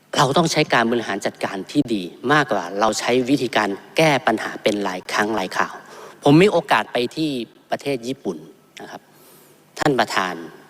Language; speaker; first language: Thai; native; Thai